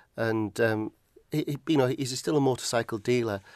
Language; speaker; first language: English; native; English